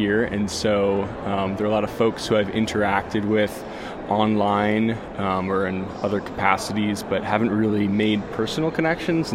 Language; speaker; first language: English; native; English